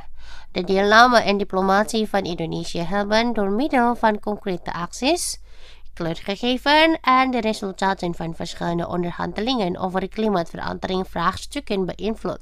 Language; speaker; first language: Dutch; non-native, fluent; Indonesian